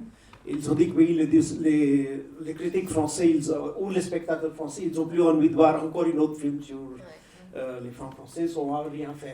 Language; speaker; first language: French; non-native, fluent; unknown